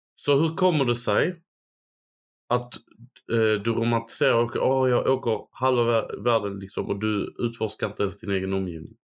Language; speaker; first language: Swedish; non-native, fluent; Arabic